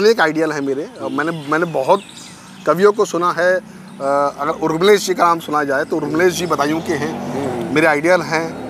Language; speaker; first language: Hindi; native; Hindi